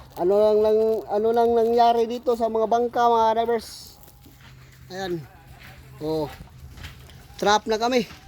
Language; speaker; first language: Filipino; native; Filipino